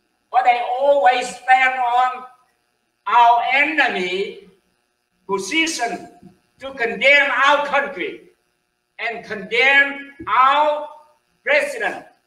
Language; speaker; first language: English; non-native, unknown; Vietnamese